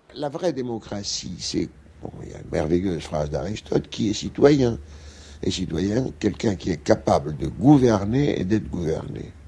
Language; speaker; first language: French; non-native, fluent; Greek